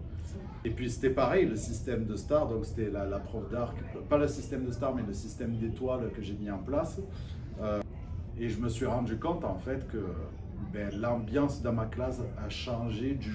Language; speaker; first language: French; native; French